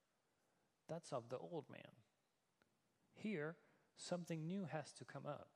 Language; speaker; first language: English; non-native, fluent; Danish